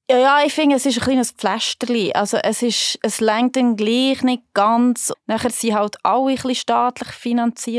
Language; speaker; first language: German; native; German